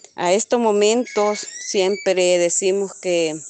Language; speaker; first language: Spanish; native; Spanish